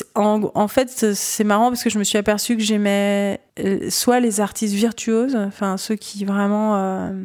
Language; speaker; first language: French; native; French